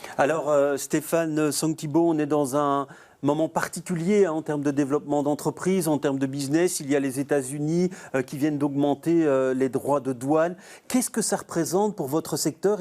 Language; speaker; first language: French; native; French